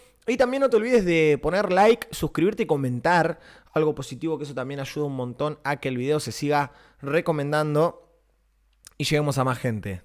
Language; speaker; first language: Spanish; native; Spanish